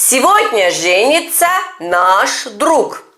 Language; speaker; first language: Russian; non-native, fluent; Turkish